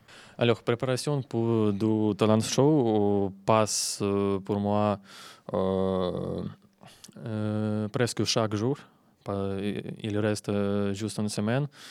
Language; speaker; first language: French; non-native, learner; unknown